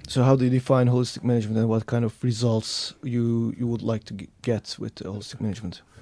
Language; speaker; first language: English; non-native, fluent; Turkish